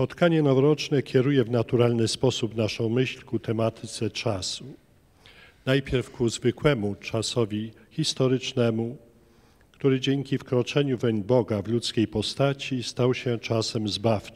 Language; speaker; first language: Polish; native; Polish